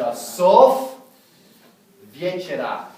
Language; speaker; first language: Russian; non-native, fluent; English